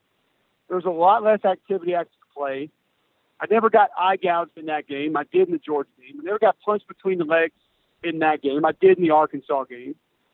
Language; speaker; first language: English; native; English